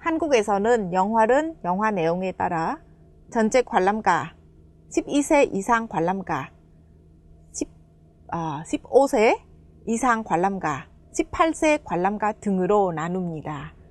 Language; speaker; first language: Korean; non-native, fluent; Vietnamese